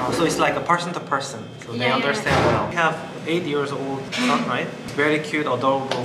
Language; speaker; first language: English; non-native, learner; Korean